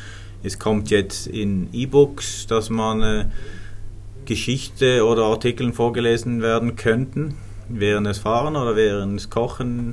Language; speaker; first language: German; non-native, fluent; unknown